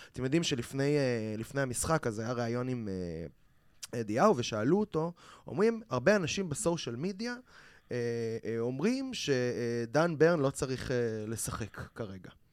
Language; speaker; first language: Hebrew; native; Hebrew